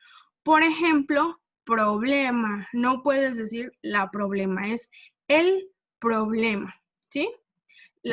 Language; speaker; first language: Spanish; non-native, fluent; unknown